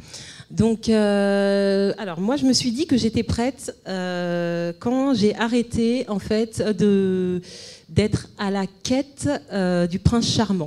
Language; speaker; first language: French; native; French